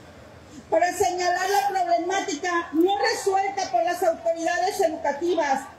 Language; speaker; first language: Spanish; native; Spanish